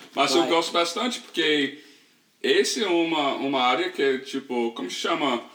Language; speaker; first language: Portuguese; non-native, learner; English